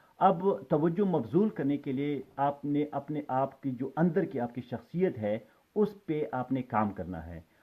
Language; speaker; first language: Urdu; non-native, local second language; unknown